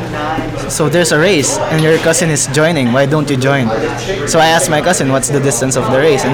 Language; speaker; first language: English; non-native, local second language; Pampanga